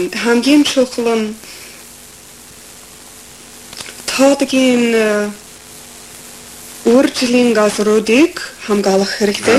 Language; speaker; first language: Mongolian; non-native, fluent; English